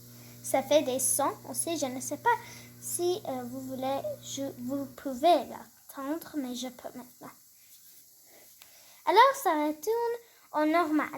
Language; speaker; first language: French; non-native, learner; English